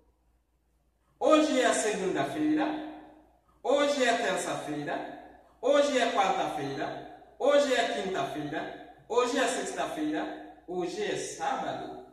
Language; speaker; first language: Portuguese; non-native, fluent; Haitian Creole